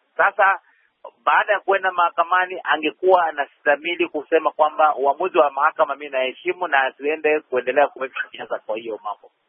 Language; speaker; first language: Swahili; non-native, local second language; Luyia